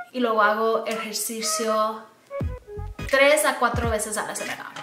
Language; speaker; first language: Spanish; early bilingual, other home language; English